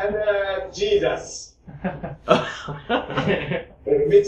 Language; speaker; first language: English; non-native, learner; Japanese